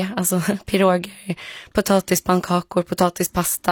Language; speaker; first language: Swedish; early bilingual, other home language; Polish